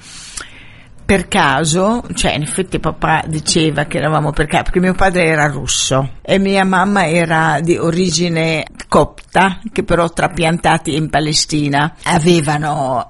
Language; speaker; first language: Italian; non-native, fluent; Arabic